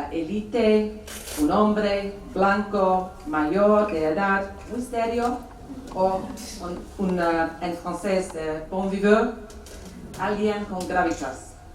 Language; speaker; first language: Spanish; non-native, fluent; English